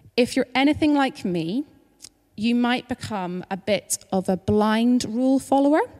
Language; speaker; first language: English; native; English